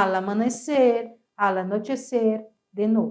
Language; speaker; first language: Spanish; non-native, fluent; Portuguese